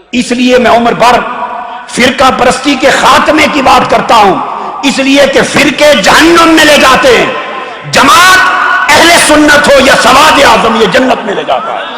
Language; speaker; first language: Urdu; non-native, local second language; Punjabi